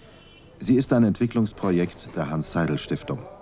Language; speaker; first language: German; native; German